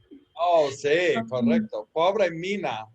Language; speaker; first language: Spanish; non-native, fluent; English